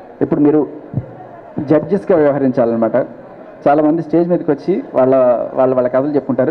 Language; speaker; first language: Telugu; native; Telugu